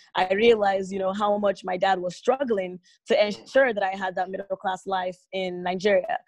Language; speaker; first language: English; non-native, local second language; Igbo